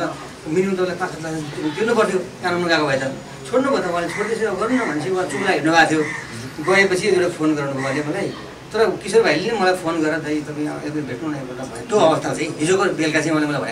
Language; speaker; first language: Nepali; native; Nepali